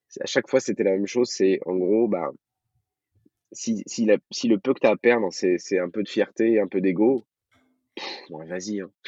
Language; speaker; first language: French; early bilingual, other home language; Arabic